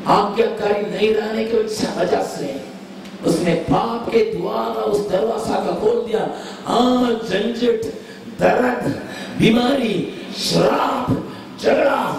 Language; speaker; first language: Hindi; non-native, local second language; Tamil